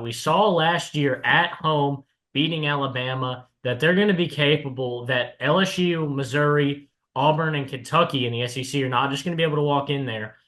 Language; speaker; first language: English; native; English